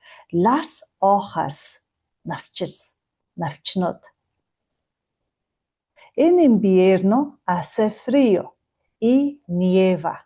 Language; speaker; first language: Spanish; non-native, fluent; Mongolian